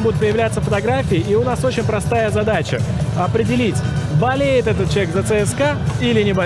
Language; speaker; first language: Russian; native; Russian